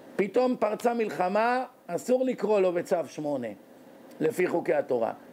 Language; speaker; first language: Hebrew; native; Hebrew